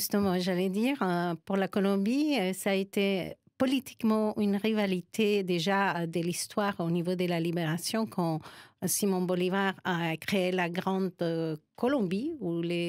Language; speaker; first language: French; non-native, fluent; Spanish